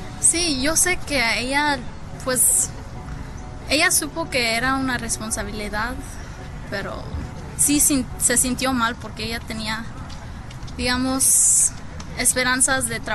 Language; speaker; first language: Spanish; early bilingual, heritage; Spanish